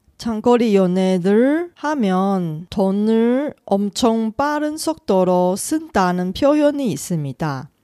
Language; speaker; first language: Korean; non-native, fluent; Chinese